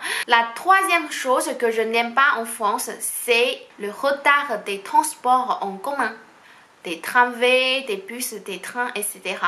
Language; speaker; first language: French; non-native, fluent; Chinese